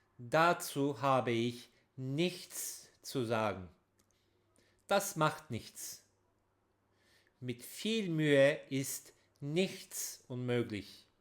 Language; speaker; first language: German; non-native, fluent; Turkish